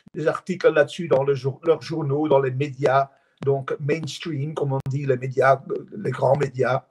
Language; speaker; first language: French; non-native, fluent; Dutch